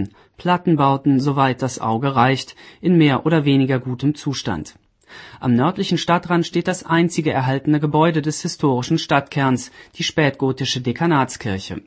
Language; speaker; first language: German; native; German